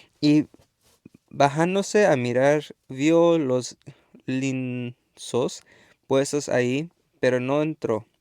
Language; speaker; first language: Spanish; early bilingual, heritage; Spanish